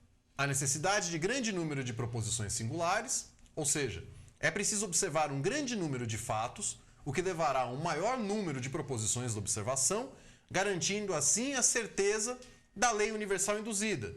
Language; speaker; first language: Portuguese; native; Portuguese